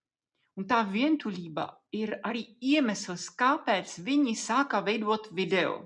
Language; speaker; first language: Latvian; non-native, fluent; Czech